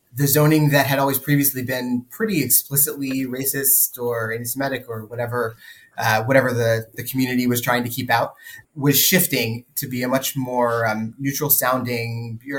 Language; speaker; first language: English; native; English